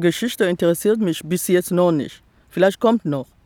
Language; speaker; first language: German; non-native, fluent; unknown